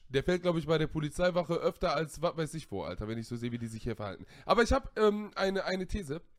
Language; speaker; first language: German; native; German